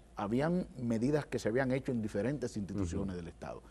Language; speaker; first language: Spanish; native; Spanish